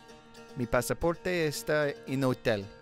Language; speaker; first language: Spanish; non-native, learner; English